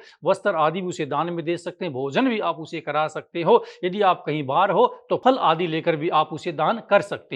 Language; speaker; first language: Hindi; native; Hindi